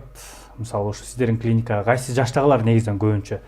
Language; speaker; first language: Kyrgyz; native; Kyrgyz